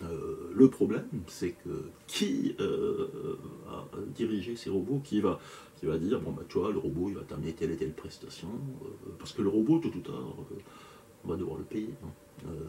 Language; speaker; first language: French; native; French